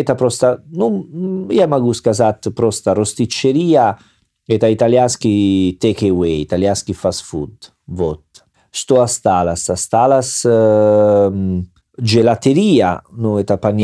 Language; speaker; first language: Russian; non-native, learner; Italian